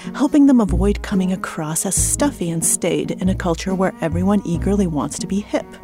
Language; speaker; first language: English; early bilingual, other home language; Russian